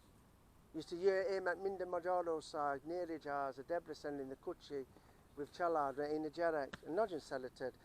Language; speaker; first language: Hungarian; early bilingual, heritage; English